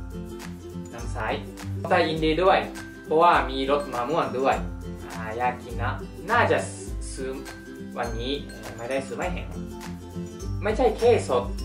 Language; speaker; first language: Thai; non-native, fluent; Japanese